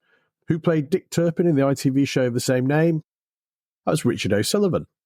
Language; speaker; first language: English; native; English